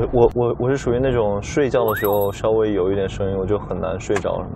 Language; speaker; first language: Chinese; native; Chinese